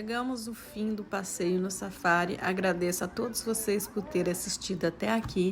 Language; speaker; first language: Portuguese; native; Portuguese